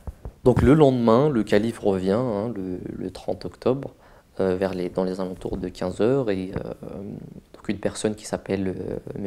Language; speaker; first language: French; native; French